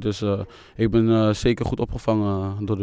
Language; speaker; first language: Dutch; native; Dutch